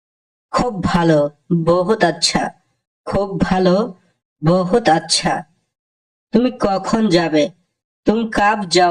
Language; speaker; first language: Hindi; non-native, fluent; Bangla